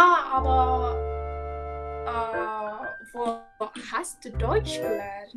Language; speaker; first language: German; non-native, fluent; Indonesian